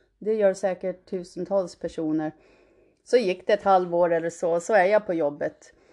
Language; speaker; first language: Swedish; early bilingual, heritage; Swedish